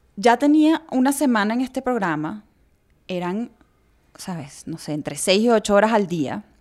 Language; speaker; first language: Spanish; native; Spanish